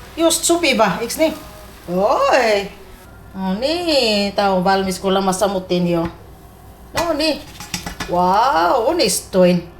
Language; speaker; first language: Finnish; non-native, learner; Filipino